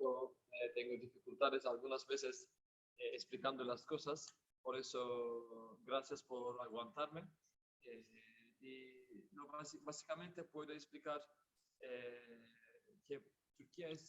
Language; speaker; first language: Spanish; non-native, learner; Turkish